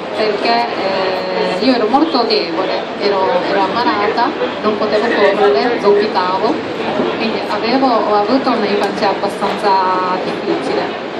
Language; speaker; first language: Italian; non-native, fluent; Japanese